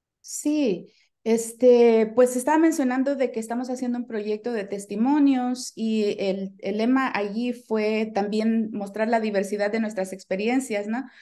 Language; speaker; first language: Spanish; native; Spanish